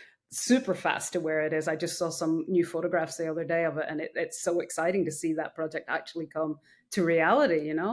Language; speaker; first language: English; native; English